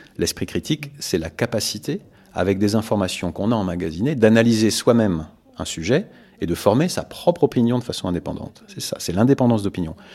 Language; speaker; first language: French; native; French